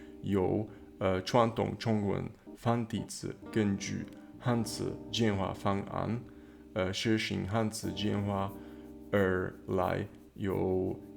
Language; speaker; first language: Chinese; non-native, fluent; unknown